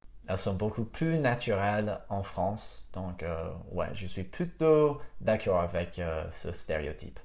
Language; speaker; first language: French; non-native, fluent; English